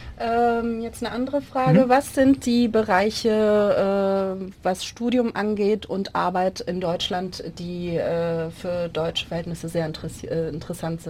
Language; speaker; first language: German; non-native, local second language; Arabic